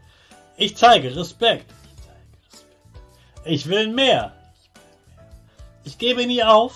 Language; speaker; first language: German; native; German